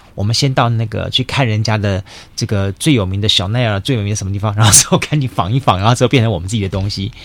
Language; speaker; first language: Chinese; native; Chinese